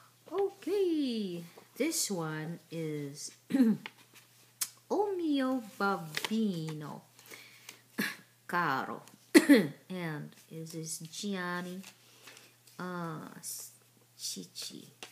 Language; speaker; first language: English; native; English